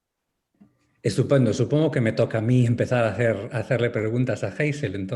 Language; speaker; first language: Spanish; native; Spanish